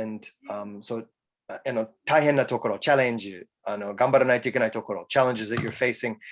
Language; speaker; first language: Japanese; non-native, learner; English